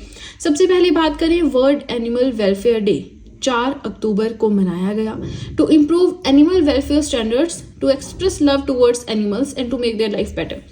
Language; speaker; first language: Hindi; native; Hindi